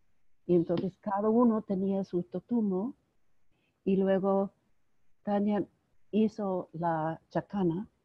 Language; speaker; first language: Spanish; non-native, fluent; English